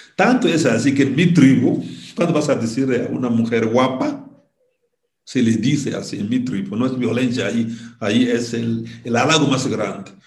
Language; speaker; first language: Spanish; non-native, fluent; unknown